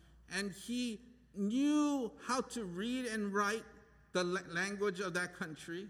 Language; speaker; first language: English; native; English